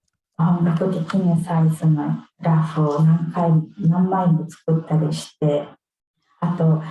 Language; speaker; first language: Japanese; non-native, fluent; Mongolian